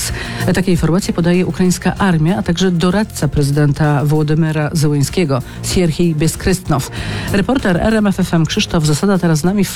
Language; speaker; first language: Polish; native; Polish